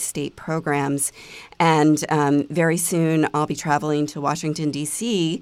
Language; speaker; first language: English; native; English